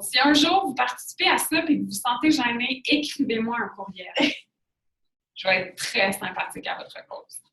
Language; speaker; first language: French; native; French